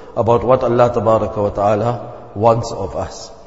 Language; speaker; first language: English; native; English